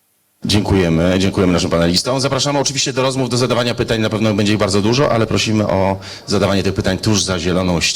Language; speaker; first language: Polish; native; Polish